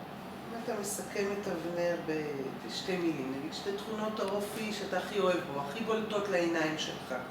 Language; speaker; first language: Hebrew; native; Hebrew